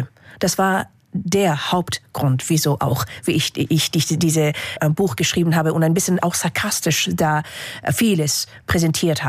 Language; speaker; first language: German; non-native, fluent; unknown